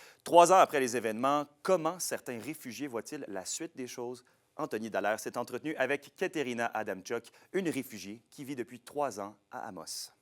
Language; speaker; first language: French; native; French